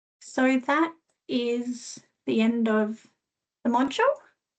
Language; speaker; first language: English; native; English